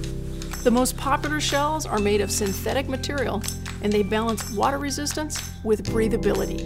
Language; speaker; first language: English; native; English